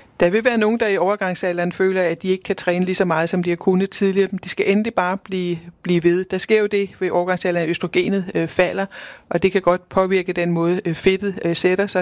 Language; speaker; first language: Danish; native; Danish